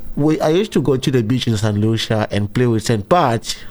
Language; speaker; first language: English; non-native, local second language; Zulu